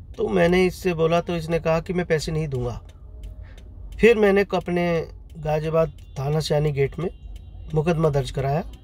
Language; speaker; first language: Hindi; native; Hindi